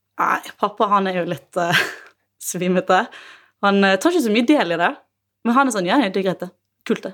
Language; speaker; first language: Norwegian; native; Norwegian